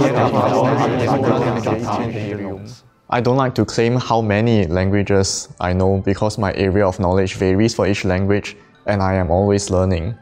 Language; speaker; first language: English; non-native, local second language; Chinese